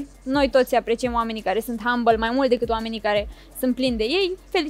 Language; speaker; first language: Romanian; native; Romanian